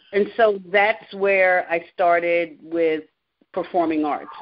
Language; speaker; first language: English; native; English